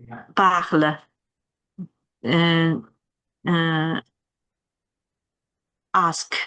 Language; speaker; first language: French; non-native, learner; Chinese